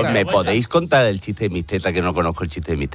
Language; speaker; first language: Spanish; native; Spanish